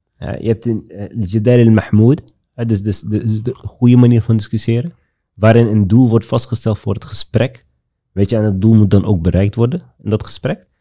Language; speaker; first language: Dutch; early bilingual, other home language; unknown